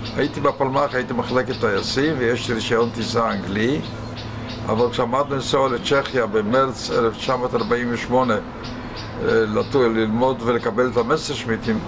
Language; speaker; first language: Hebrew; non-native, fluent; Yiddish